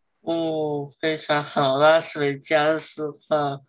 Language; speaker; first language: Chinese; early bilingual, heritage; English